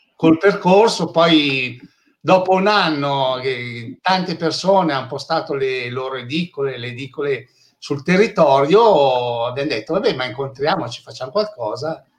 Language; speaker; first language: Italian; native; Italian